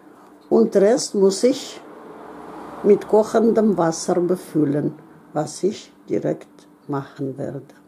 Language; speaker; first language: German; non-native, local second language; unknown